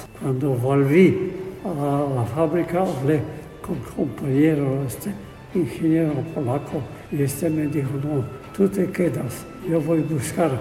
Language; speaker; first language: Spanish; non-native, fluent; Polish